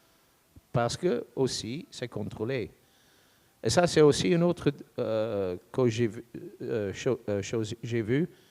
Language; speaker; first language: French; non-native, fluent; English